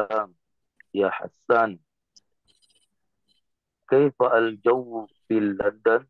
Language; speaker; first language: Arabic; non-native, learner; Indonesian